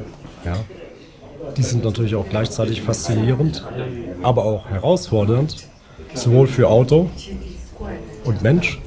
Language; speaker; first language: German; native; German